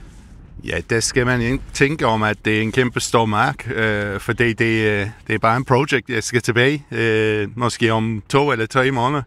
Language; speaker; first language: Danish; non-native, fluent; English